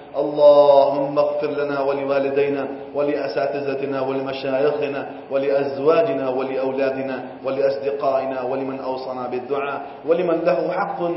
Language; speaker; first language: Arabic; non-native, fluent; Gujarati